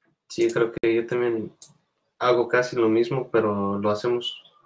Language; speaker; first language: Spanish; early bilingual, heritage; Spanish